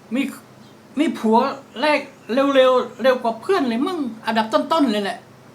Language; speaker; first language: Thai; non-native, local second language; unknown